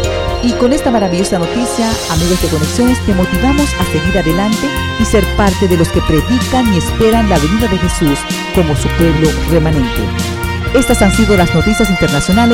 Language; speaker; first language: Spanish; native; Spanish